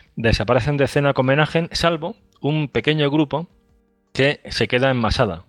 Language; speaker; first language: Spanish; native; Spanish